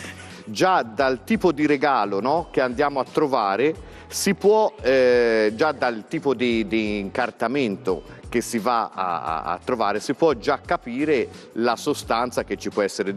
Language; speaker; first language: Italian; native; Italian